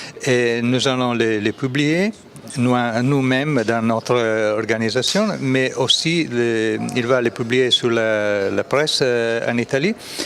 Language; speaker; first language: French; non-native, fluent; Italian